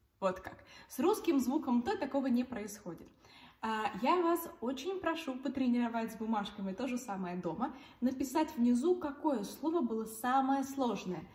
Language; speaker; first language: Russian; native; Russian